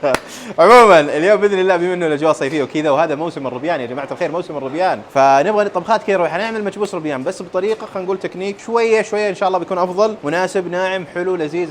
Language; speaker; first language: Arabic; native; Arabic